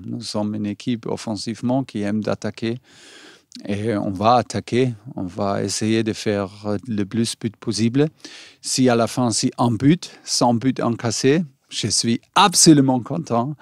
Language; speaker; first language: French; non-native, learner; German